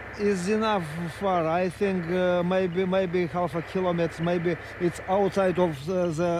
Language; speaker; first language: English; non-native, learner; Russian